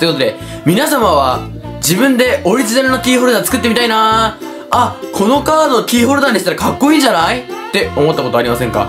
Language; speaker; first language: Japanese; native; Japanese